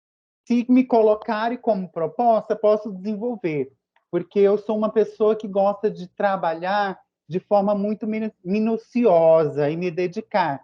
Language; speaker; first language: Portuguese; native; Portuguese